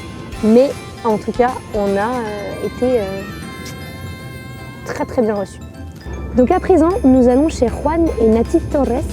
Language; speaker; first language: French; native; French